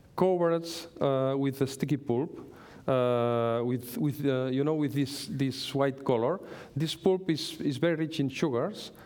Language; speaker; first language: English; non-native, learner; Spanish